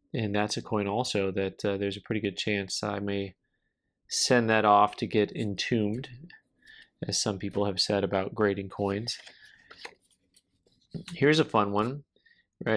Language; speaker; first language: English; native; English